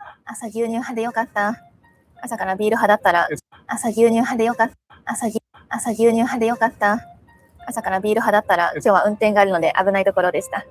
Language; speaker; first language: Japanese; native; Japanese